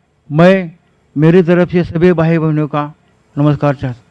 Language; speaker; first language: Hindi; non-native, local second language; Marathi